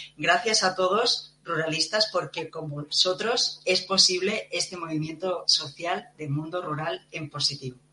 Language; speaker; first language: Spanish; native; Spanish